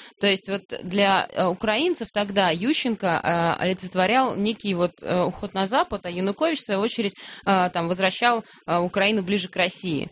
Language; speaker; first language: Russian; native; Russian